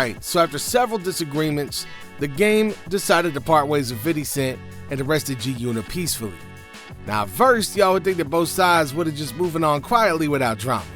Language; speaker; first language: English; native; English